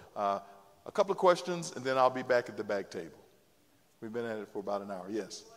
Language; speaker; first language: English; native; English